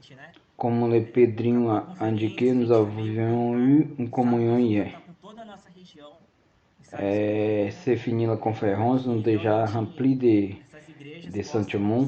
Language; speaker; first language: French; non-native, learner; Portuguese